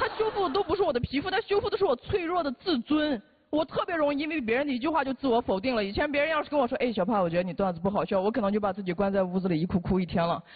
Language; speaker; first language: Chinese; non-native, local second language; Uyghur